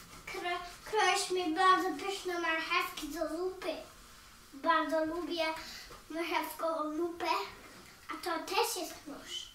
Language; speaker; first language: Polish; early bilingual, heritage; English